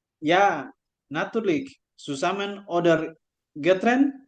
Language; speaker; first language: German; non-native, learner; Indonesian